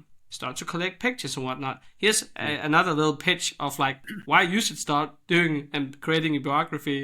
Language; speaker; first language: English; non-native, fluent; Danish